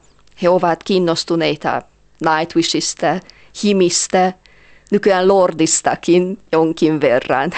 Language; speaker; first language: Finnish; non-native, fluent; Hungarian